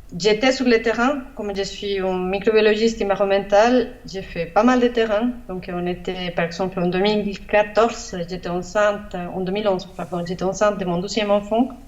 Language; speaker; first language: French; non-native, fluent; Spanish